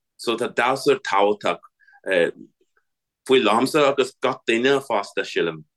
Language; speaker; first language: Irish; non-native, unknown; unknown